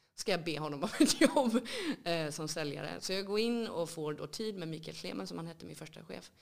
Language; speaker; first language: Swedish; native; Swedish